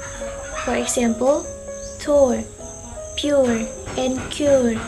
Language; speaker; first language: English; non-native, learner; Indonesian